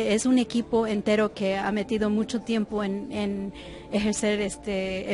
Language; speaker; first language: Spanish; early bilingual, heritage; English